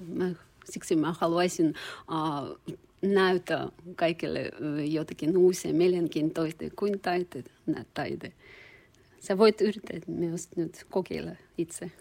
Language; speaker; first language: Finnish; non-native, learner; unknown